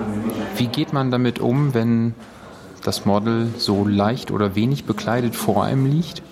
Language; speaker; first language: German; native; German